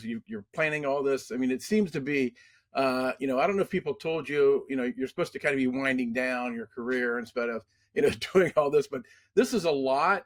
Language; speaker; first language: English; native; English